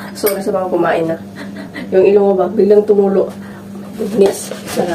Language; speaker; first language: Filipino; non-native, local second language; Cebuano